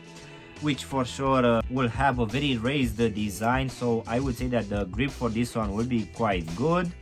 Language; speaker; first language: English; non-native, fluent; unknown